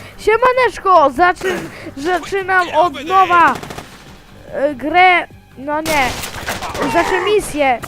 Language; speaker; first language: Polish; native; Polish